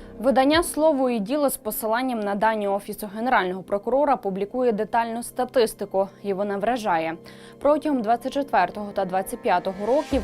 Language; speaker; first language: Ukrainian; native; Ukrainian